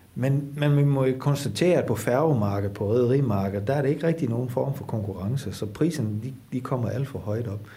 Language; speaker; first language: Danish; non-native, fluent; Dutch